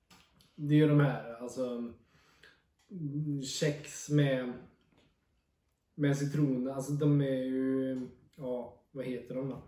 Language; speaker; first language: Swedish; native; Swedish